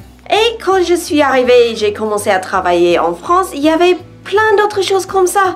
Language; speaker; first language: French; non-native, fluent; English